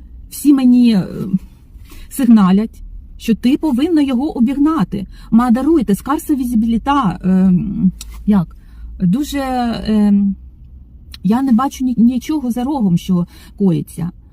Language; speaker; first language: Ukrainian; non-native, local second language; Russian